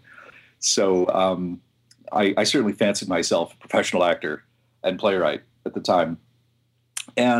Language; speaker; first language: English; native; English